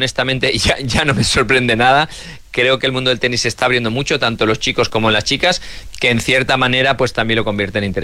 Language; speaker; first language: Spanish; native; Spanish